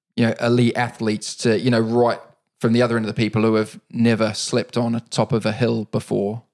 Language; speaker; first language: English; native; English